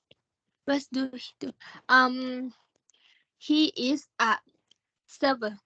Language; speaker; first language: English; non-native, learner; Thai